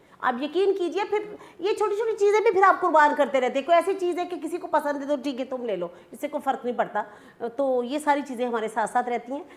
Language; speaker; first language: Urdu; native; Urdu